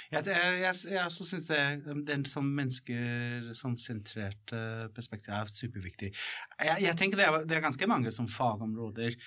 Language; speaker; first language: Norwegian; non-native, fluent; English